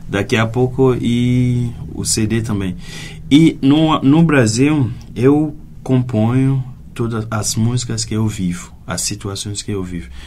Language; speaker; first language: Portuguese; non-native, fluent; Haitian Creole